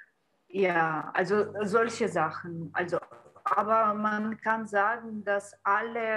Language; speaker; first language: German; non-native, fluent; Ukrainian